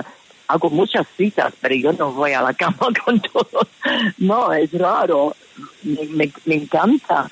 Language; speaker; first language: Spanish; non-native, fluent; English